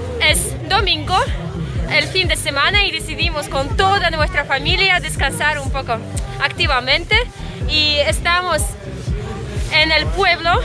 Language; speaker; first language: Spanish; non-native, fluent; Russian